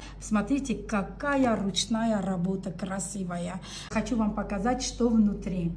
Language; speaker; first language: Russian; non-native, local second language; Armenian